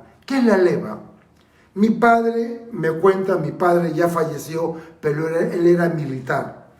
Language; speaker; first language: Spanish; native; Spanish